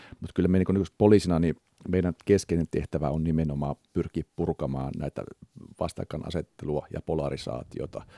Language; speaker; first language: Finnish; native; Finnish